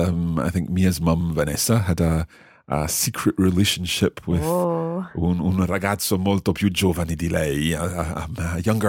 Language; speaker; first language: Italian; non-native, fluent; English